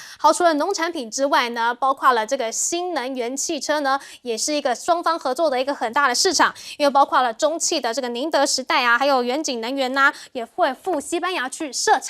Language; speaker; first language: Chinese; native; Chinese